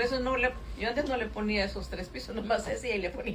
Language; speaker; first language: Spanish; native; Spanish